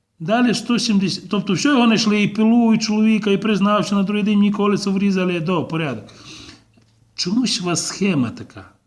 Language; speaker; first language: Ukrainian; native; Ukrainian